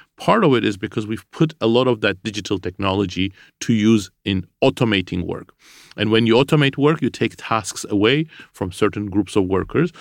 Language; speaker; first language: English; non-native, fluent; Armenian